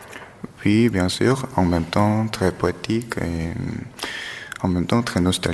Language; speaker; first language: French; non-native, fluent; Korean